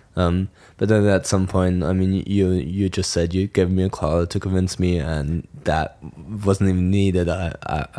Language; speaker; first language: English; non-native, fluent; German